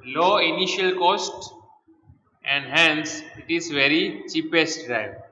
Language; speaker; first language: English; non-native, local second language; Gujarati